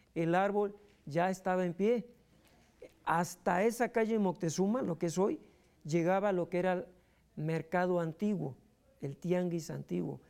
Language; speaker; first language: Spanish; native; Spanish